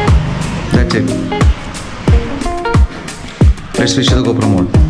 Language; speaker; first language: Telugu; native; Telugu